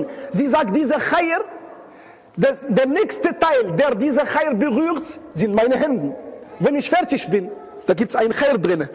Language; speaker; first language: German; non-native, fluent; Arabic